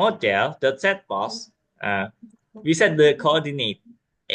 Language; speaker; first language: English; non-native, learner; Indonesian